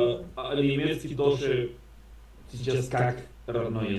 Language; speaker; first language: Russian; non-native, learner; Basque